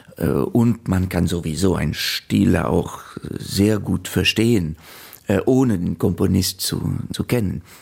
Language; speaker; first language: German; non-native, fluent; French